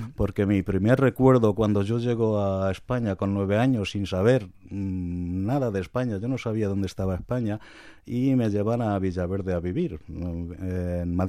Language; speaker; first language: Spanish; non-native, fluent; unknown